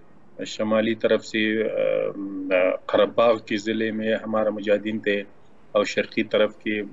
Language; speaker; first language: Hindi; non-native, learner; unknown